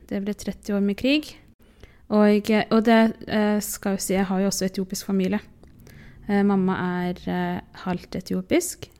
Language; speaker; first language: Norwegian; early bilingual, other home language; Tigrinya